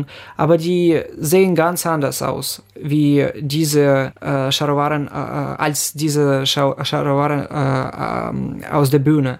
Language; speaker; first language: German; non-native, fluent; Ukrainian